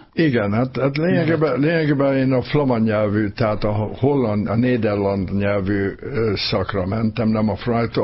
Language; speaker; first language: Hungarian; native; Hungarian